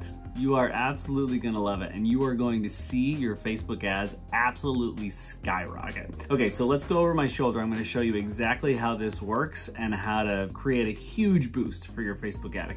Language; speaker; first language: English; native; English